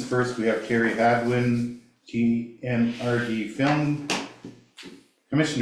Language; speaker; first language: English; native; English